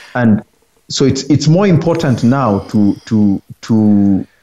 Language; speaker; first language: English; non-native, local second language; Luo (Kenya and Tanzania)